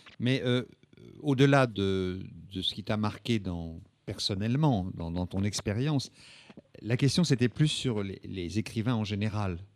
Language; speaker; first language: French; native; French